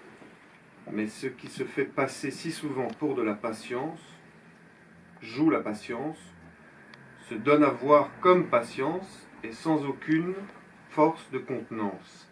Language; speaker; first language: French; native; French